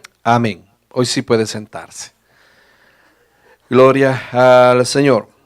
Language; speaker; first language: Spanish; native; Spanish